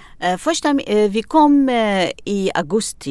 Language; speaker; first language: Swedish; non-native, learner; Arabic